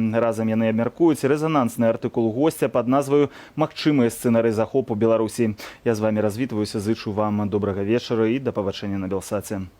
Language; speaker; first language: Belarusian; native; Belarusian